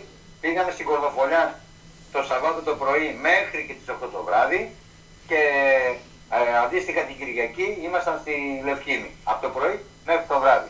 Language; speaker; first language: Greek; native; Greek